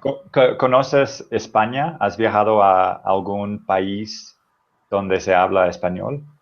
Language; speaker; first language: Spanish; non-native, fluent; English